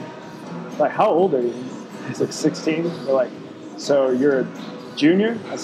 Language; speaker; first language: English; native; English